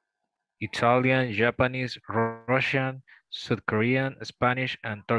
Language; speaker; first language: English; non-native, learner; Spanish